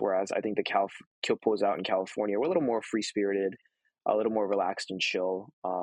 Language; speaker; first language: English; early bilingual, other home language; Korean